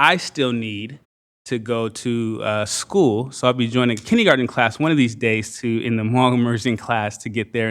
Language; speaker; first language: English; native; English